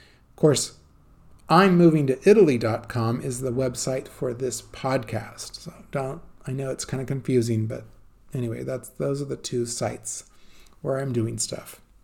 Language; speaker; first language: English; native; English